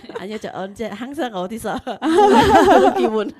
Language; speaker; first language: Korean; non-native, learner; Vietnamese